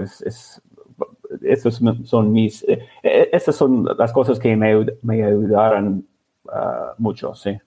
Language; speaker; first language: Spanish; non-native, learner; English